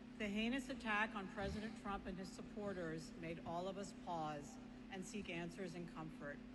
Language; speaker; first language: English; early bilingual, other home language; Punjabi